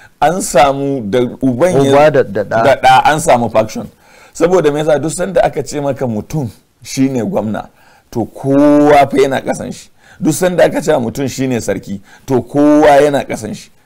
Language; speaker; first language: Hausa; native; Hausa